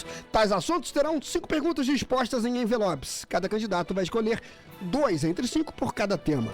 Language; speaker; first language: Portuguese; native; Portuguese